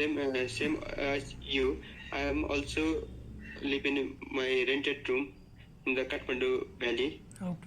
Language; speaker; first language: English; non-native, learner; Nepali